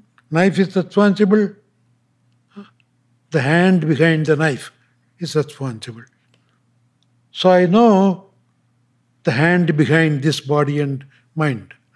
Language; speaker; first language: English; non-native, local second language; Tamil